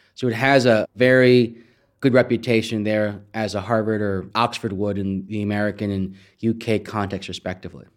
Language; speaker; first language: English; native; English